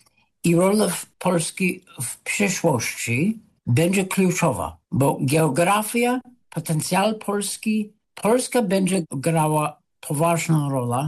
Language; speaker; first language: Polish; non-native, fluent; English